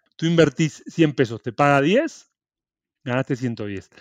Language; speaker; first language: Spanish; native; Spanish